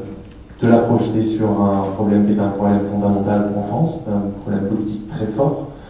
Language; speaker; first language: French; native; French